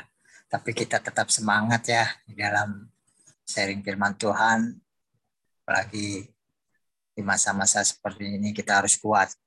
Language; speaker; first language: Indonesian; native; Indonesian